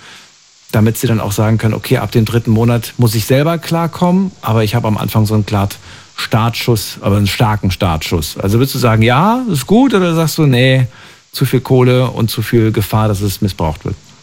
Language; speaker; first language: German; native; German